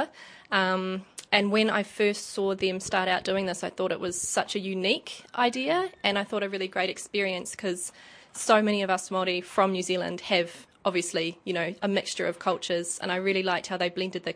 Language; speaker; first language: English; native; English